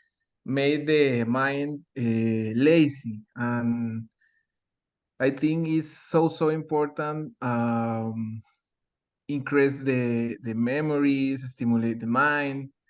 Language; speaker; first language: English; non-native, learner; Spanish